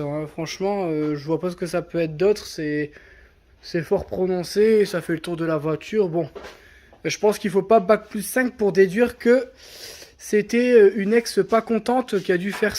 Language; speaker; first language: French; native; French